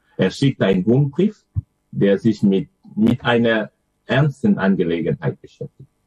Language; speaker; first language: German; non-native, fluent; French